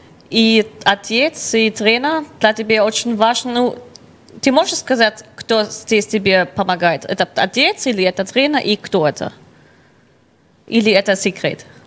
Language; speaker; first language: Russian; non-native, learner; German